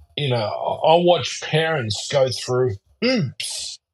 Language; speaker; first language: English; early bilingual, other home language; German